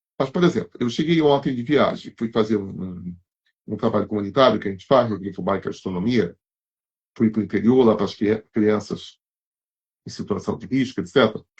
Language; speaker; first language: Portuguese; native; Portuguese